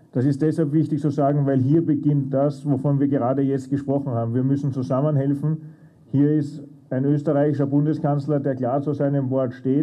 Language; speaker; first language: German; native; German